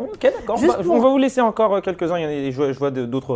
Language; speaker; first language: French; native; French